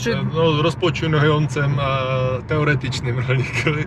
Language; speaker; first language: Polish; non-native, learner; Czech